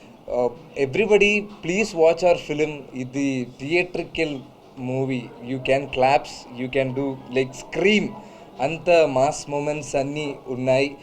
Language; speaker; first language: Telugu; non-native, learner; Malayalam